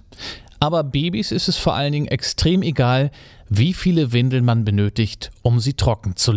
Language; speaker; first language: German; native; German